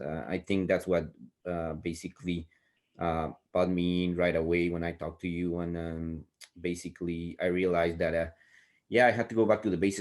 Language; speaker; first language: English; non-native, fluent; Spanish